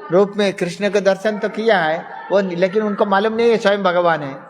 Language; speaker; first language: Hindi; non-native, local second language; Kannada